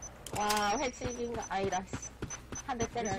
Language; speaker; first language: Korean; native; Korean